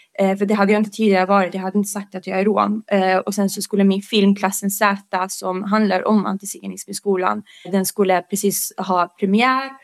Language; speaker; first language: Swedish; early bilingual, other home language; Romany